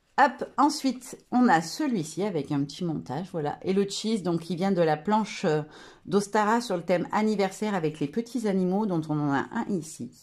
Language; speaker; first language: French; native; French